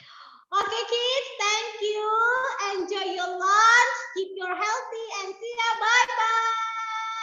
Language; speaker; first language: English; non-native, learner; Indonesian